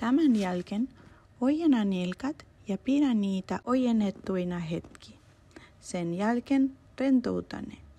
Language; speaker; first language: Finnish; non-native, learner; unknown